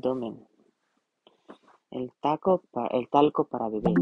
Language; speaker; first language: Spanish; non-native, learner; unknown